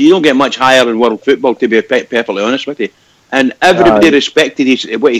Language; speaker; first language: English; native; English